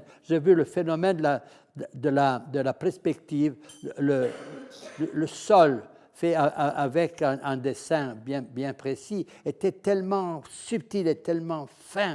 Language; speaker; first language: French; non-native, fluent; Italian